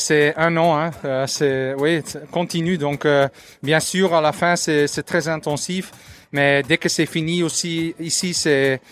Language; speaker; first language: French; non-native, local second language; Dutch